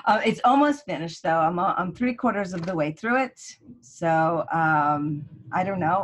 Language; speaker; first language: English; native; English